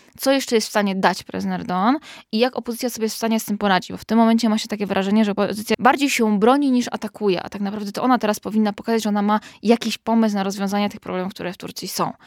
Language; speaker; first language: Polish; native; Polish